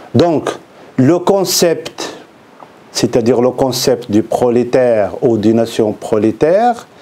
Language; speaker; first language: French; non-native, local second language; Arabic